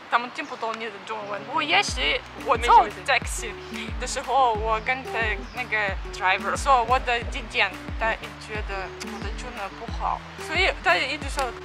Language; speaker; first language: Chinese; non-native, learner; Russian